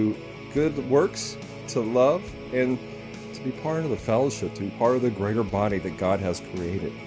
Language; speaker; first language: English; native; English